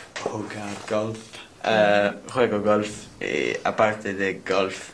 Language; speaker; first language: Spanish; non-native, learner; English